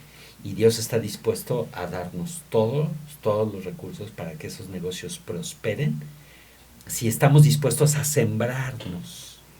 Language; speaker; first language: Spanish; native; Spanish